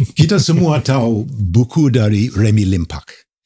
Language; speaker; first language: Indonesian; non-native, fluent; English